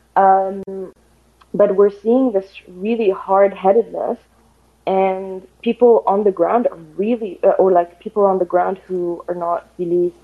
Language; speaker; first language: English; non-native, fluent; Arabic